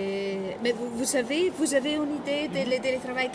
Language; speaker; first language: French; non-native, learner; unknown